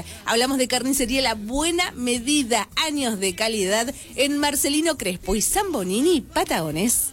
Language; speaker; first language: Spanish; native; Spanish